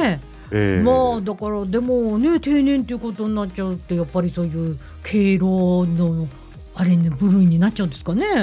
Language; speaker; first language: Japanese; native; Japanese